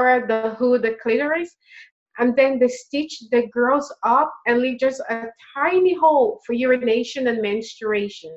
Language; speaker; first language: English; non-native, local second language; Krio